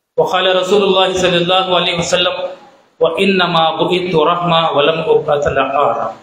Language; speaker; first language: Urdu; native; Urdu